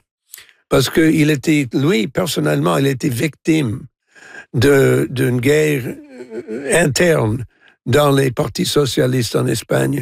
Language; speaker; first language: French; non-native, fluent; English